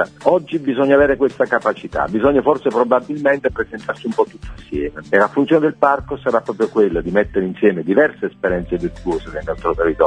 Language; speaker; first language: Italian; native; Italian